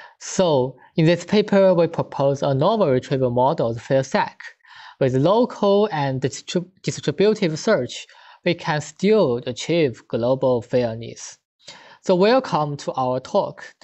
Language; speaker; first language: English; non-native, fluent; Chinese